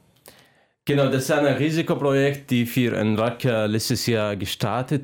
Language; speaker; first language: German; non-native, fluent; Arabic